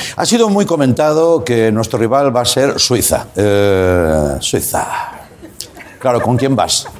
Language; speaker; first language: Spanish; native; Spanish